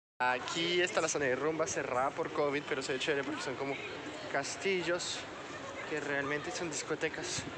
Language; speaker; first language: Spanish; non-native, fluent; French